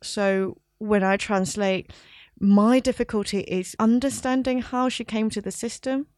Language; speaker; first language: English; non-native, local second language; Cantonese